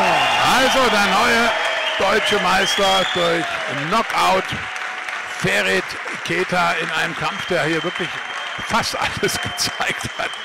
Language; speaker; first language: German; native; German